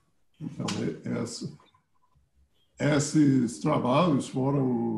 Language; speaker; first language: Portuguese; non-native, fluent; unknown